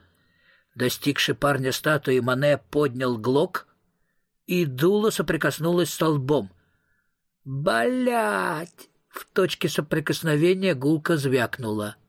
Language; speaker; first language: Russian; native; Russian